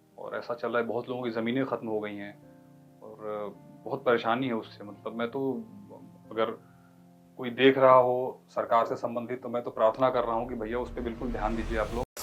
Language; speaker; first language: Hindi; non-native, local second language; Bhojpuri